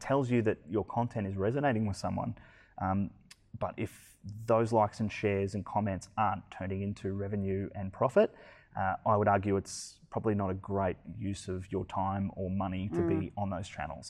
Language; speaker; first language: English; native; English